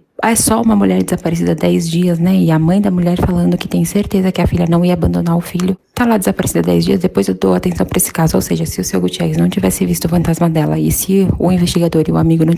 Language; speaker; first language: Portuguese; native; Portuguese